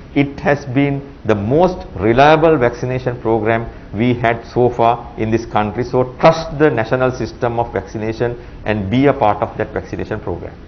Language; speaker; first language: English; non-native, local second language; Sinhala